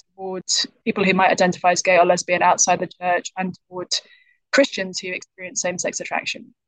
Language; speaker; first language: English; native; English